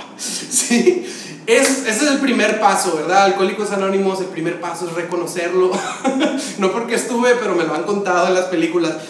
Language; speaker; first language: Spanish; native; Spanish